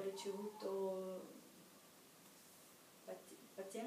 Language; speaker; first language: Italian; non-native, learner; Russian